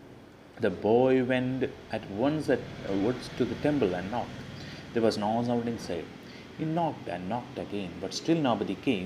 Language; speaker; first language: English; non-native, local second language; Malayalam